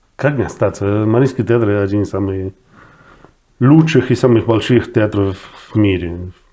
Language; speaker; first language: Russian; non-native, fluent; Spanish